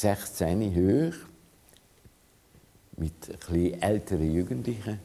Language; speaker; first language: German; non-native, fluent; Hungarian